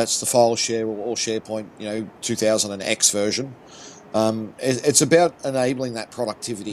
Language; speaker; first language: English; native; English